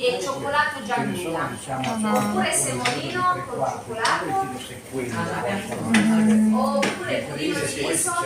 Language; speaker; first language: Italian; native; Italian